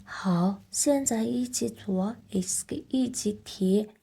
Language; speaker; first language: Chinese; non-native, fluent; Mongolian